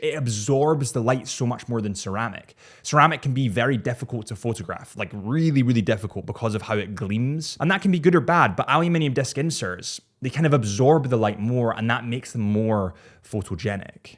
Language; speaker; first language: English; native; English